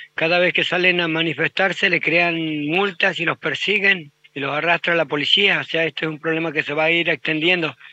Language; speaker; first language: Spanish; native; Spanish